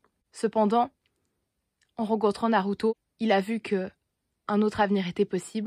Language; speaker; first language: French; native; French